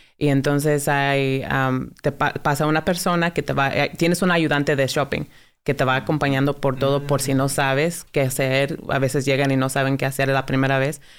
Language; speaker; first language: Spanish; early bilingual, heritage; Spanish